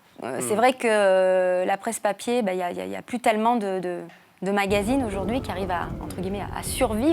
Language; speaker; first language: French; native; French